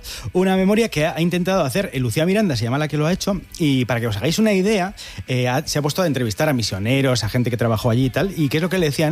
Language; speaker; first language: Spanish; native; Spanish